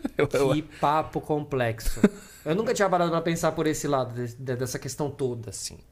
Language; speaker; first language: Portuguese; early bilingual, other home language; Spanish